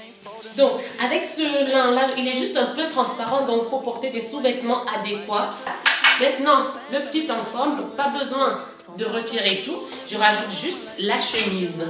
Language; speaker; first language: French; native; French